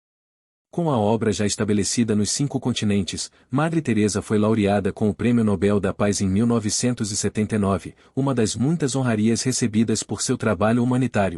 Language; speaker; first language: Portuguese; native; Portuguese